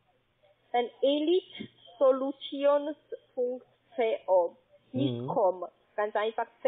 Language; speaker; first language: German; non-native, learner; Spanish